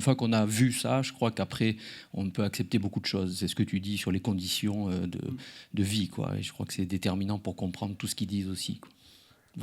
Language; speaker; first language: French; native; French